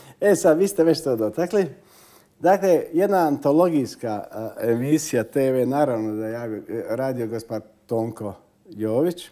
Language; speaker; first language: Croatian; native; Croatian